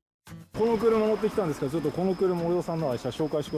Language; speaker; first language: Japanese; native; Japanese